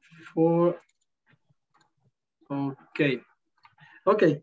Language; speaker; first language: English; non-native, learner; Spanish